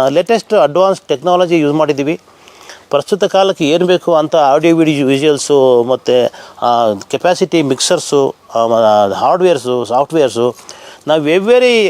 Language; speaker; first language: Kannada; native; Kannada